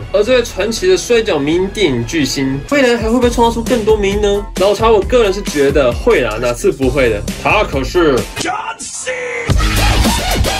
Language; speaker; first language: Chinese; native; Chinese